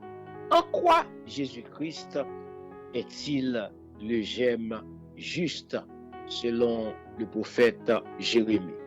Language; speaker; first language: French; non-native, local second language; Haitian Creole